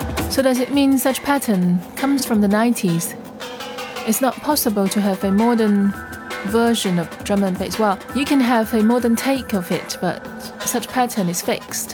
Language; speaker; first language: English; non-native, fluent; Chinese